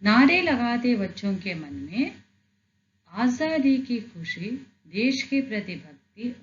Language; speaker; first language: Hindi; non-native, local second language; Telugu